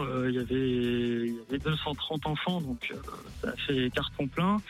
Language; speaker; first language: French; native; French